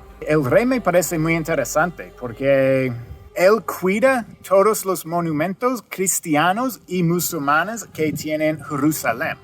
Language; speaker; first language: Spanish; non-native, fluent; English